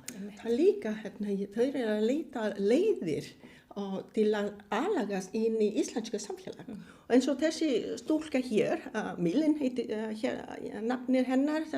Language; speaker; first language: Icelandic; non-native, fluent; Vietnamese